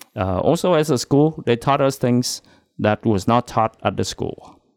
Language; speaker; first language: English; non-native, fluent; Vietnamese